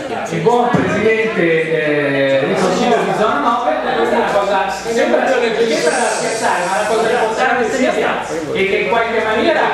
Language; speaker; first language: Italian; native; Italian